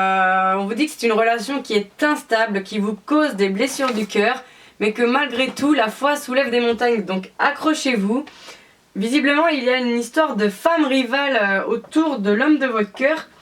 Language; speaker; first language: French; native; French